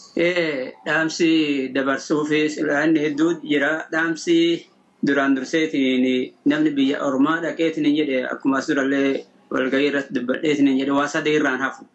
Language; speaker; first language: Oromo; native; Oromo